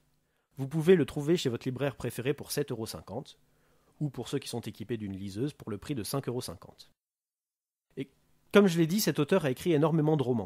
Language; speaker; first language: French; native; French